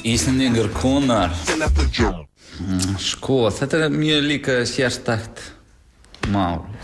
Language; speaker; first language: Icelandic; non-native, learner; Russian